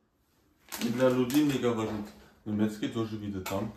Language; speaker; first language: Russian; non-native, learner; German